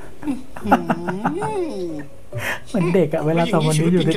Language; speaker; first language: Thai; native; Thai